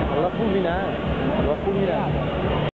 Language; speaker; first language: Italian; non-native, fluent; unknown